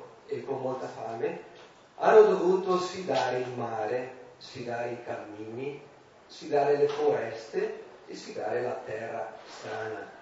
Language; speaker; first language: Italian; non-native, learner; Portuguese